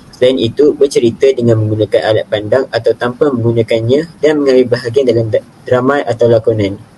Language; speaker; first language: Malay; native; Malay